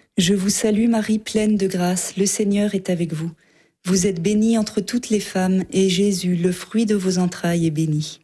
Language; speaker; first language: French; native; French